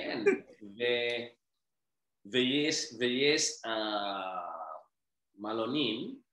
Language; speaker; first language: Hebrew; non-native, learner; Indonesian